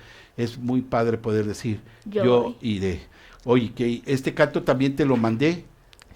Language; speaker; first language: Spanish; native; Spanish